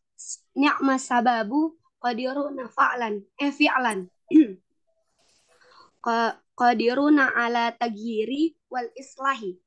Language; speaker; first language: Arabic; non-native, learner; Indonesian